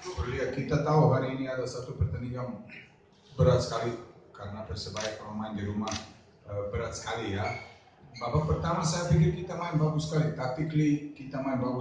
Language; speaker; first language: Indonesian; non-native, fluent; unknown